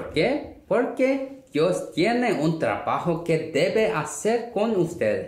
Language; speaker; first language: Spanish; non-native, learner; Korean